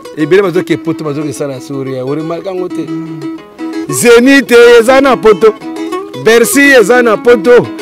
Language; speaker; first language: Lingala; native; Lingala